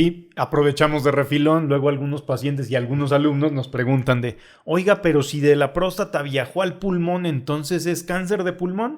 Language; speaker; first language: Spanish; native; Spanish